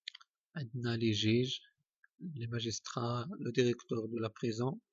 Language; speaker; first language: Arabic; native; Arabic